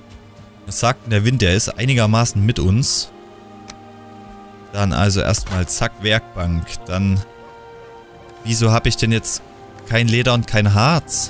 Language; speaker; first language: German; native; German